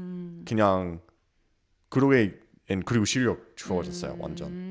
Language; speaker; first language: Korean; non-native, learner; English